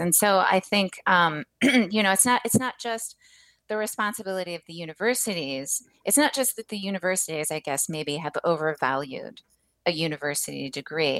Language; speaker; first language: English; native; English